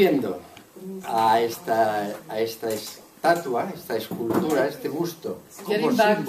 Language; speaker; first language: Spanish; non-native, local second language; Catalan